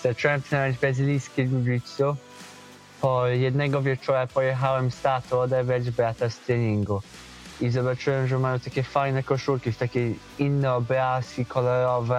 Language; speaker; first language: Polish; early bilingual, heritage; Polish